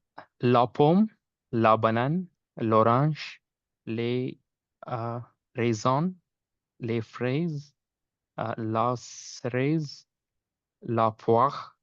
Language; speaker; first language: French; non-native, learner; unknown